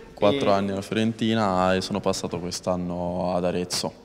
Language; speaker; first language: Italian; native; Italian